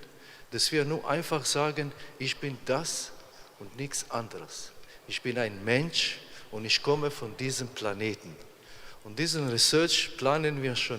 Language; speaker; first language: German; non-native, fluent; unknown